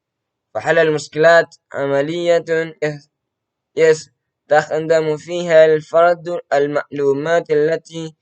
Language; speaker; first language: Arabic; non-native, learner; Indonesian